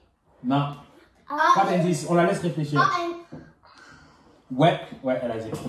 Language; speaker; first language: French; native; French